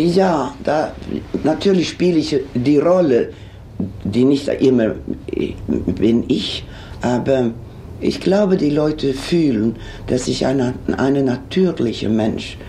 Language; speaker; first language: German; non-native, fluent; Swedish